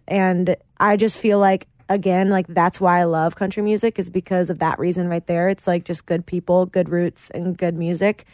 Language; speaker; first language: English; native; English